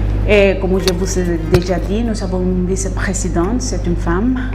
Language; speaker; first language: French; non-native, fluent; Spanish